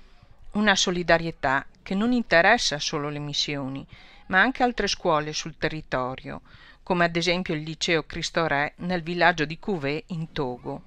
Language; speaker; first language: Italian; native; Italian